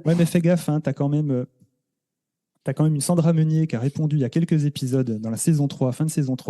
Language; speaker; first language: French; native; French